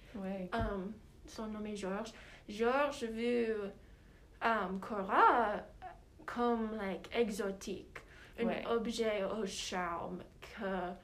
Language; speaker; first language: French; non-native, learner; English